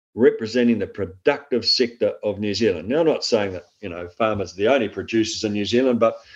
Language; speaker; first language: English; native; English